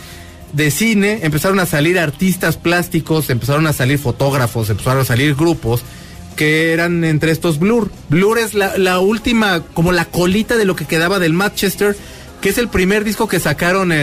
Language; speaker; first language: Spanish; native; Spanish